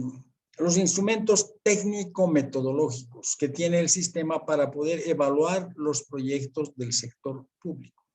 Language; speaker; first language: Spanish; native; Spanish